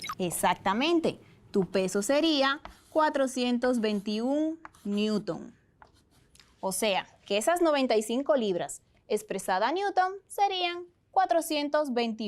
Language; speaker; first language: Spanish; native; Spanish